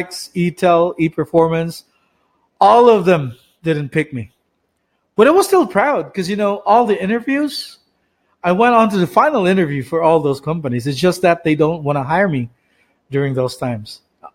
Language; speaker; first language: English; non-native, local second language; Cebuano